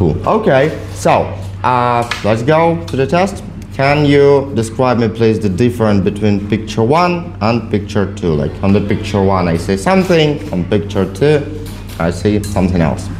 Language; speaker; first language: English; non-native, fluent; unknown